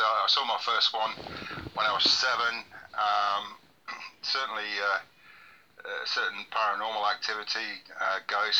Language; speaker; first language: English; native; English